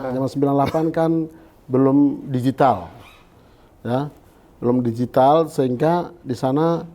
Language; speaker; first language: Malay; non-native, local second language; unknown